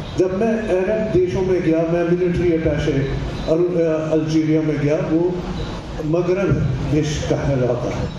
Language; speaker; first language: Hindi; non-native, local second language; Punjabi